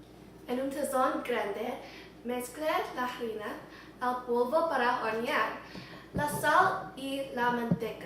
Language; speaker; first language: Spanish; non-native, learner; English